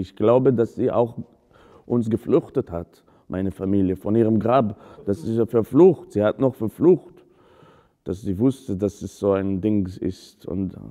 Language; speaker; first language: German; non-native, fluent; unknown